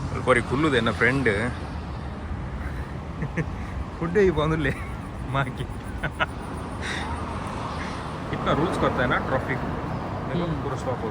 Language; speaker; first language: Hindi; non-native, local second language; Tulu